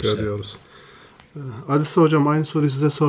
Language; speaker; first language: Turkish; native; Turkish